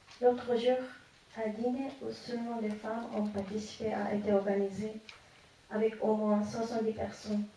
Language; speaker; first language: French; non-native, fluent; Japanese